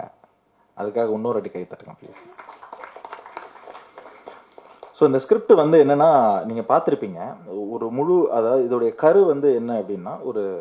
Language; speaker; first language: Tamil; native; Tamil